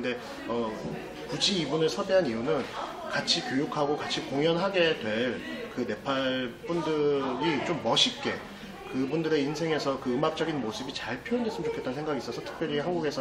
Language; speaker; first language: Korean; native; Korean